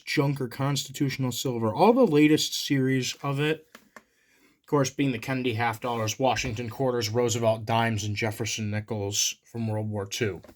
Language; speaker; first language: English; native; English